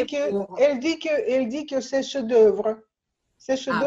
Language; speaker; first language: French; non-native, learner; Russian